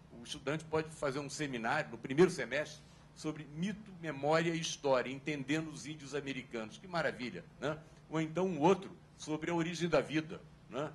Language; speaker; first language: Portuguese; native; Portuguese